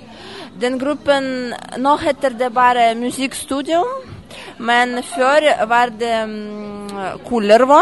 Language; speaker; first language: Norwegian; non-native, learner; Russian